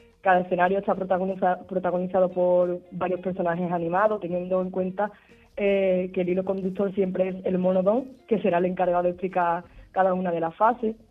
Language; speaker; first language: Spanish; native; Spanish